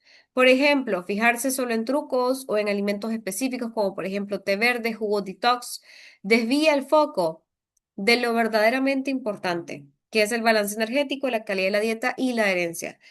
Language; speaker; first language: Spanish; native; Spanish